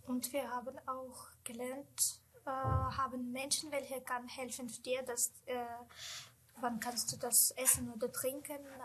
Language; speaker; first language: German; non-native, learner; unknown